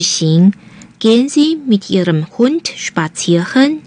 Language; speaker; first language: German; non-native, fluent; Chinese